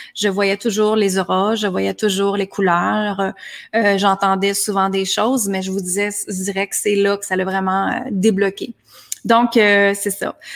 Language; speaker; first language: French; native; French